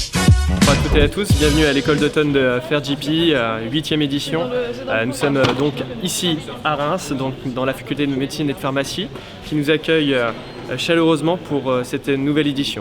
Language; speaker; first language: French; native; French